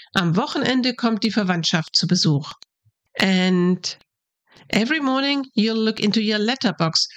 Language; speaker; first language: English; non-native, fluent; German